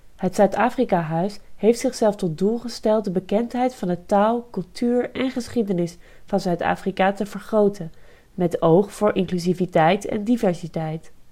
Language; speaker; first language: Dutch; native; Dutch